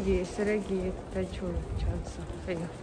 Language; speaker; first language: Korean; non-native, learner; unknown